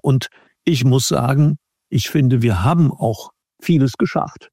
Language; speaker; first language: German; native; German